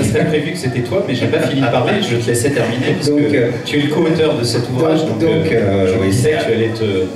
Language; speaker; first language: French; native; French